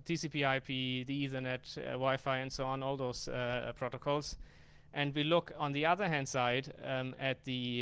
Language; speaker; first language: English; non-native, fluent; German